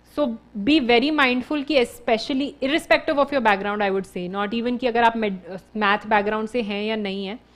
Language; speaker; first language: Hindi; native; Hindi